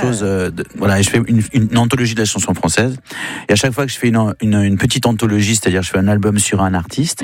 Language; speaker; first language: French; native; French